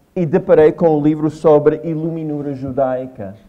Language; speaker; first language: Portuguese; non-native, fluent; English